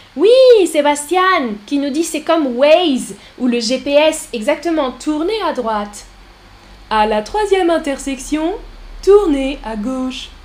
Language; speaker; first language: French; native; French